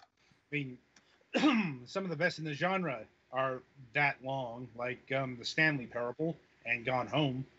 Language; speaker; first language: English; native; English